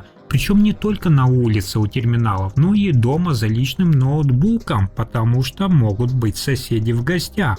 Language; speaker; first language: Russian; native; Russian